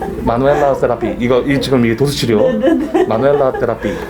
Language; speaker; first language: Korean; native; Korean